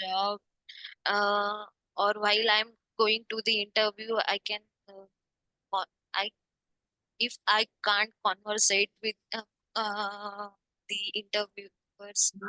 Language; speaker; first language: English; non-native, learner; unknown